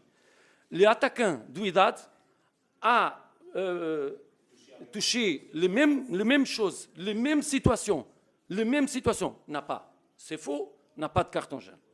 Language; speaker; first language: French; non-native, learner; Portuguese